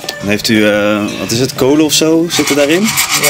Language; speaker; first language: Dutch; native; Dutch